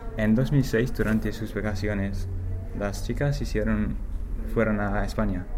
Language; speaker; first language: Spanish; non-native, learner; English